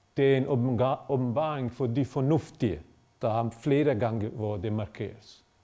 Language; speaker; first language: Danish; non-native, fluent; Bosnian